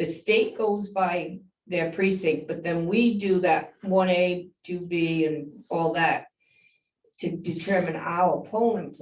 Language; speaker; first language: English; native; English